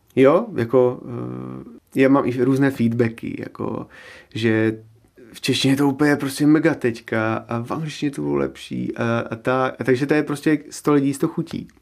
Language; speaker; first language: Czech; native; Czech